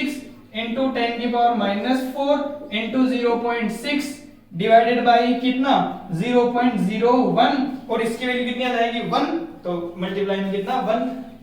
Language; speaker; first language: Hindi; native; Hindi